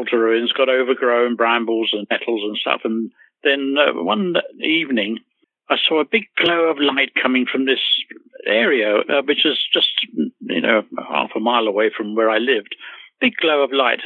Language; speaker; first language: English; native; English